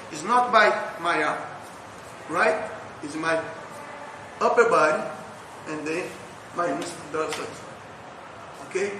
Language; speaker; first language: English; non-native, learner; Portuguese